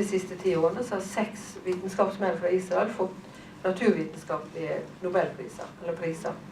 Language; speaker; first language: Norwegian; native; Norwegian